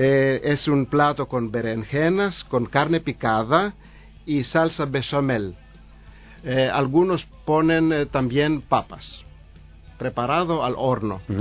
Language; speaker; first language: Spanish; non-native, learner; Greek